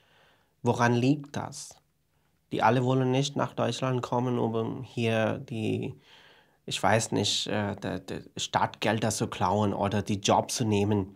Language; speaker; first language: German; non-native, fluent; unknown